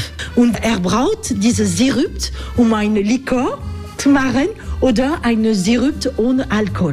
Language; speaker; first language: German; non-native, fluent; French